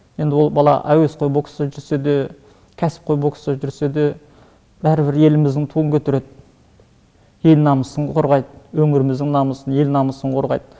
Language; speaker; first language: Kazakh; early bilingual, heritage; Kazakh